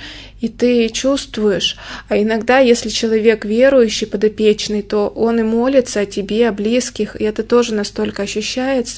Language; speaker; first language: Russian; native; Russian